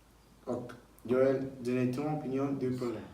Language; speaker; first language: French; non-native, learner; Spanish